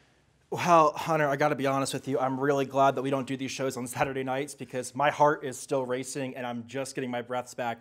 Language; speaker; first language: English; native; English